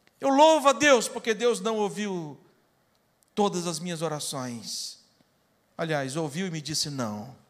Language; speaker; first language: Portuguese; native; Portuguese